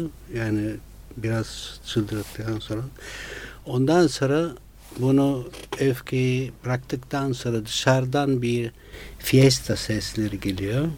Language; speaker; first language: Turkish; non-native, fluent; Italian